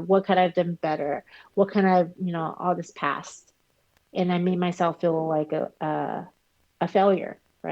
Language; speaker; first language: English; early bilingual, other home language; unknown